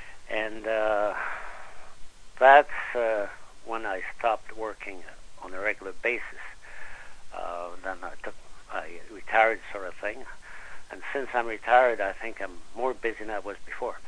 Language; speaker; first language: English; non-native, fluent; French